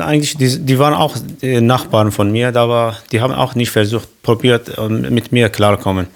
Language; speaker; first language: German; non-native, learner; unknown